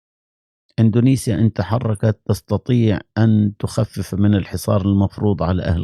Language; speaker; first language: Arabic; native; Arabic